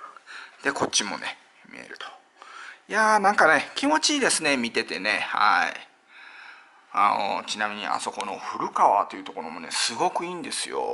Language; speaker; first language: Japanese; native; Japanese